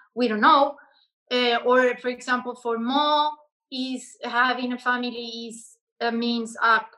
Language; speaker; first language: English; non-native, learner; Spanish